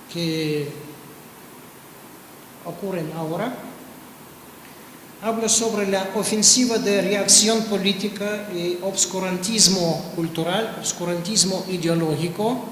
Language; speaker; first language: Spanish; non-native, fluent; Russian